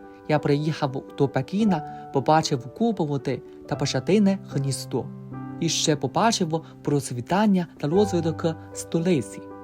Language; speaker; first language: Ukrainian; non-native, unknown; Chinese